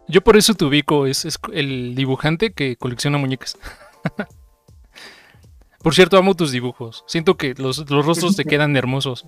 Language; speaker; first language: Spanish; native; Spanish